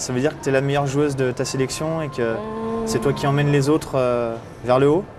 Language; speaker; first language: French; native; French